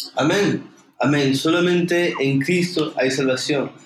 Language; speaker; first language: Spanish; native; Spanish